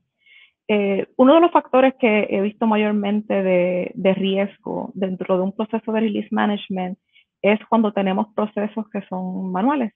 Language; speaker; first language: Spanish; native; Spanish